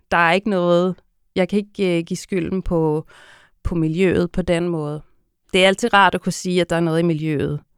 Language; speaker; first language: Danish; native; Danish